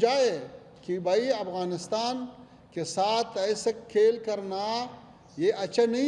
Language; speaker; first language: Hindi; non-native, fluent; Pashto